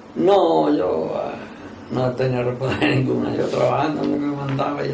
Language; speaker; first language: Spanish; native; Spanish